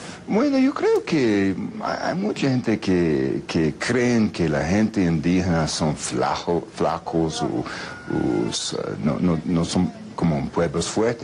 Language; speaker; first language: Spanish; non-native, fluent; English